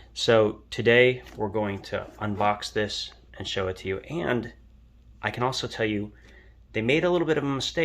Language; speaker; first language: English; native; English